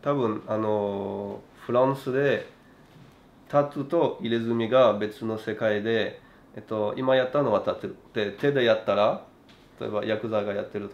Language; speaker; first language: Japanese; non-native, learner; French